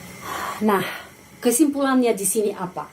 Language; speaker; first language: Indonesian; non-native, fluent; Russian